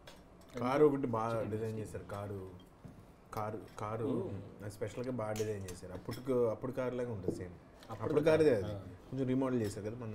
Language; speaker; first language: Telugu; native; Telugu